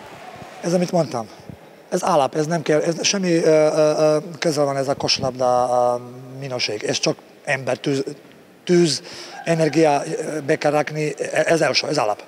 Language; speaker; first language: Hungarian; non-native, learner; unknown